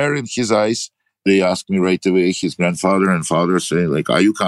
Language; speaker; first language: English; non-native, learner; Ukrainian